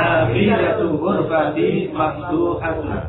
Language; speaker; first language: Arabic; non-native, learner; Indonesian